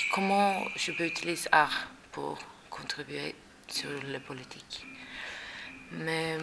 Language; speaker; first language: French; non-native, learner; Norwegian